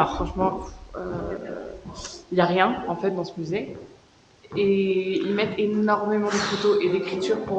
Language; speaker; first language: French; native; French